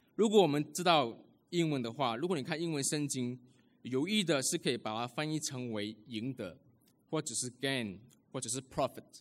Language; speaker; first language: Chinese; early bilingual, heritage; Chinese